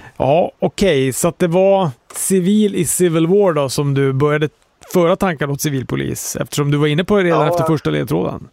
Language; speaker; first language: Swedish; native; Swedish